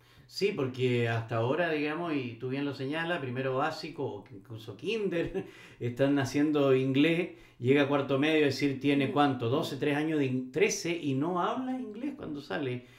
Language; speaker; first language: Spanish; native; Spanish